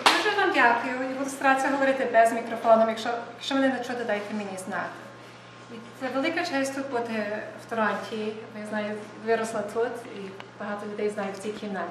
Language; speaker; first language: Ukrainian; early bilingual, heritage; Ukrainian